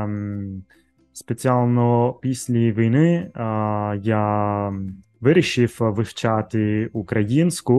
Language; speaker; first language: Ukrainian; non-native, learner; Italian